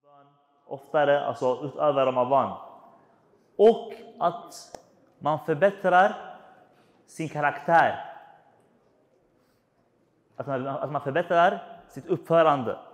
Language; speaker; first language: Swedish; non-native, fluent; Arabic